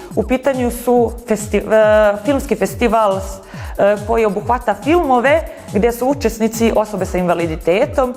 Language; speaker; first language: Bosnian; native; Bosnian